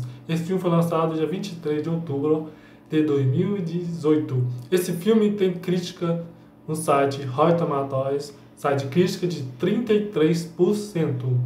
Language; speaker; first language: Portuguese; native; Portuguese